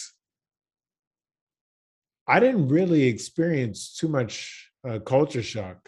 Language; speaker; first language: English; native; English